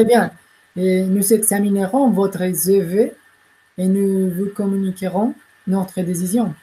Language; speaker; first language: French; non-native, learner; Spanish